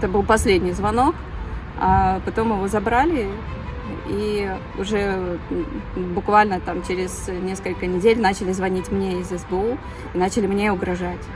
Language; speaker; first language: Russian; native; Russian